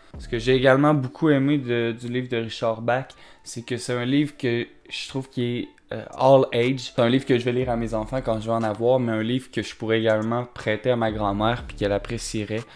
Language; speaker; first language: French; native; French